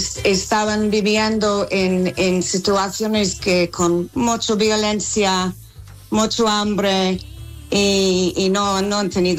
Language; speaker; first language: Spanish; non-native, fluent; English